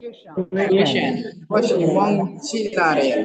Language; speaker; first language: Chinese; non-native, learner; Bangla